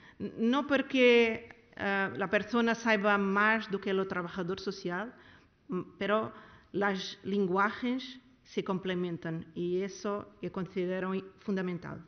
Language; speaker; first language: Spanish; non-native, learner; Portuguese